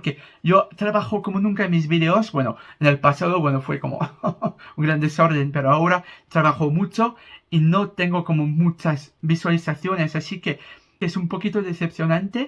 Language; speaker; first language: Spanish; non-native, fluent; French